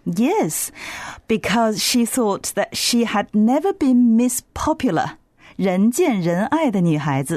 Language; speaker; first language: English; non-native, fluent; Chinese